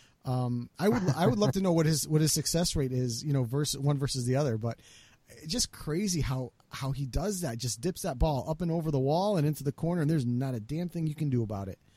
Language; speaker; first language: English; native; English